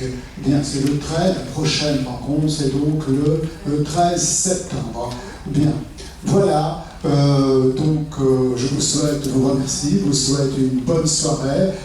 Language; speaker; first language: French; native; French